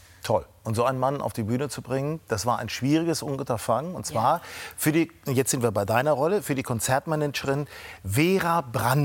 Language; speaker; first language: German; native; German